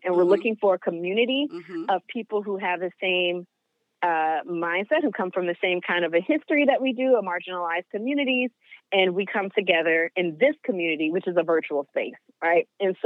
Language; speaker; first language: English; native; English